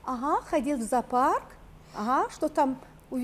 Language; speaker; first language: Russian; non-native, fluent; Azerbaijani